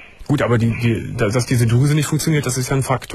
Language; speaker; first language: German; native; German